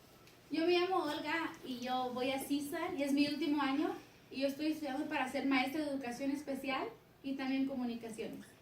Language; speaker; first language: Spanish; early bilingual, heritage; Spanish